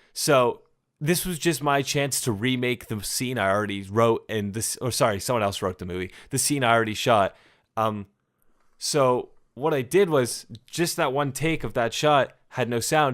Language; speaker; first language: English; native; English